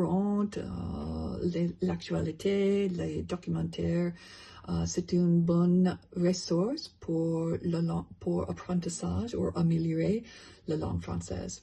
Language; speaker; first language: French; non-native, learner; English